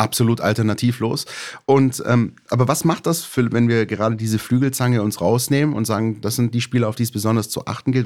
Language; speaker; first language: German; native; German